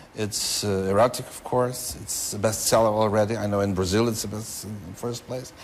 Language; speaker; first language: English; non-native, fluent; Portuguese